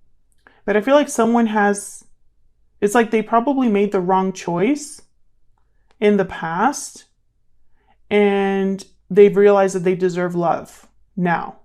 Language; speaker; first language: English; native; English